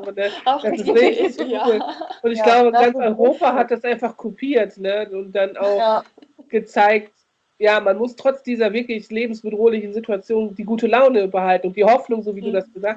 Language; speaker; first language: German; native; German